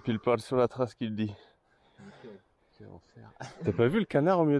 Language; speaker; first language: French; native; French